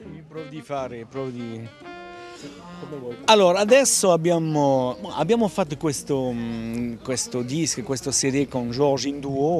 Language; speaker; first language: Italian; early bilingual, heritage; French